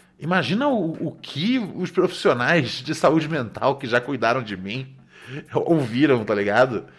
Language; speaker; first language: Portuguese; native; Portuguese